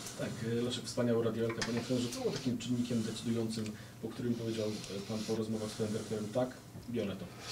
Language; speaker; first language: Polish; native; Polish